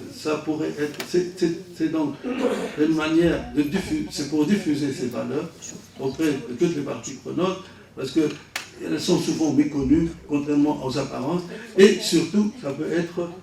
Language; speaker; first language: French; non-native, local second language; Arabic